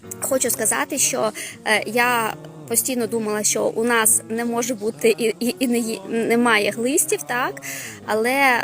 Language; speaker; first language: Ukrainian; non-native, local second language; Russian